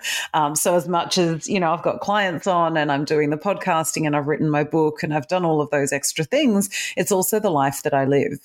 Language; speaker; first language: English; native; English